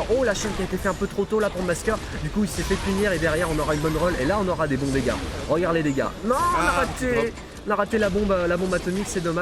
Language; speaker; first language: French; native; French